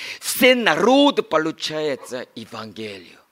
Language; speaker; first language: Russian; non-native, learner; Korean